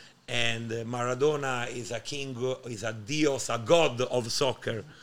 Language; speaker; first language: Italian; native; Italian